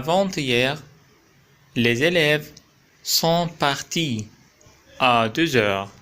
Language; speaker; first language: French; non-native, local second language; Arabic